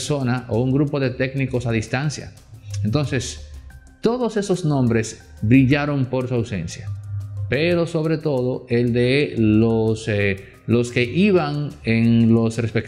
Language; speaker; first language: Spanish; native; Spanish